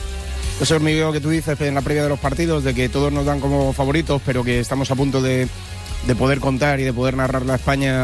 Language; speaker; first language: Spanish; native; Spanish